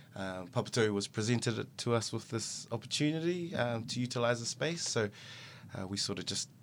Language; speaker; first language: English; native; English